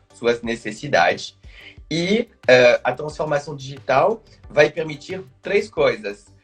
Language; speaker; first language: Portuguese; non-native, fluent; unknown